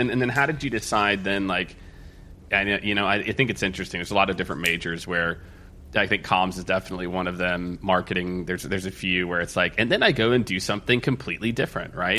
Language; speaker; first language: English; native; English